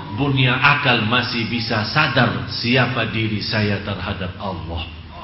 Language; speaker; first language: Indonesian; non-native, fluent; Arabic